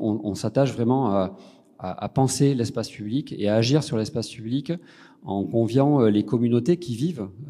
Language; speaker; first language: French; native; French